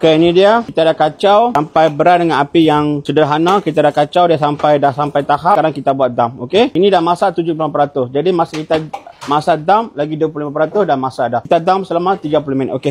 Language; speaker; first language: Malay; native; Malay